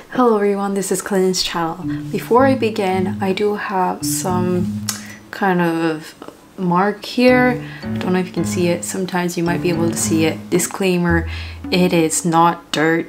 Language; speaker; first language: English; early bilingual, other home language; Japanese